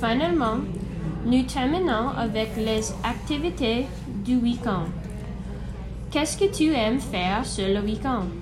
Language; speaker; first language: French; non-native, learner; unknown